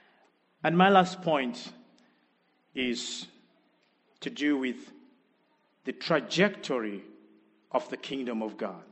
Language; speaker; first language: English; non-native, local second language; Shona